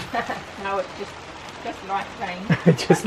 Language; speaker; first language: English; native; English